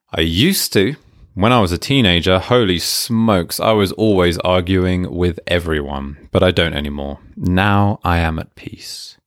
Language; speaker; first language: English; native; English